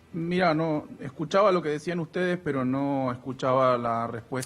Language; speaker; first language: Spanish; native; Spanish